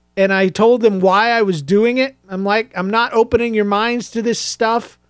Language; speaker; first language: English; native; English